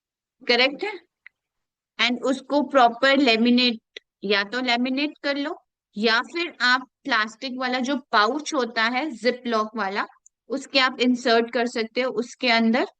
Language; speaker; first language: Hindi; native; Hindi